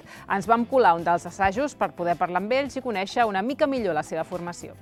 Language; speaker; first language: Catalan; native; Catalan